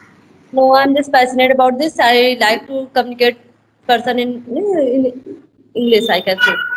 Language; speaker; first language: English; non-native, learner; Hindi